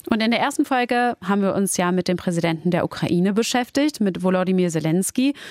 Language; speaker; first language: German; native; German